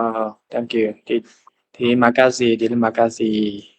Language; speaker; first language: Indonesian; non-native, learner; Chinese